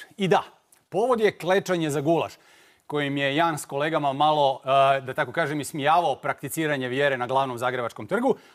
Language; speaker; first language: Croatian; native; Croatian